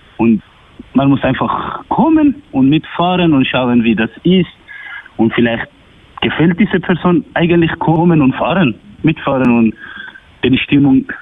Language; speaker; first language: German; non-native, learner; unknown